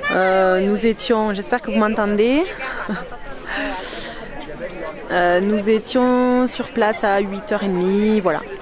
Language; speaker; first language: French; native; French